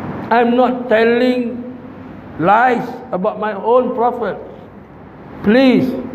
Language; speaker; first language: English; non-native, local second language; Malay